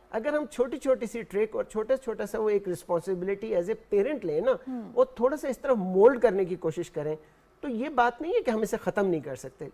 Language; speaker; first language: Urdu; non-native, local second language; Northern Hindko